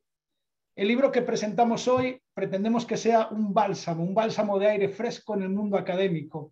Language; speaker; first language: Spanish; native; Spanish